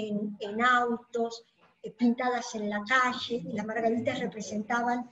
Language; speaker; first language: Spanish; native; Spanish